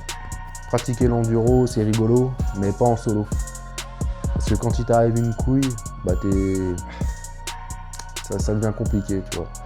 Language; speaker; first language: French; native; French